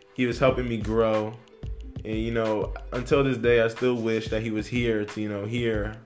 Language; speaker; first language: English; native; English